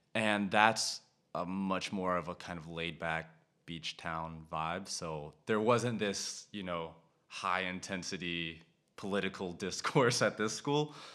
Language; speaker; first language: English; native; English